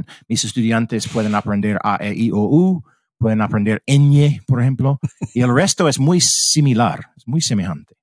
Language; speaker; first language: Spanish; early bilingual, heritage; English